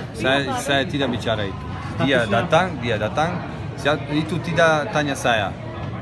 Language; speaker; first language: Indonesian; non-native, learner; Serbian